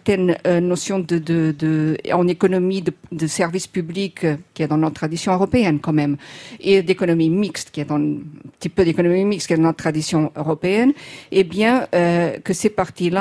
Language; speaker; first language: French; non-native, fluent; Portuguese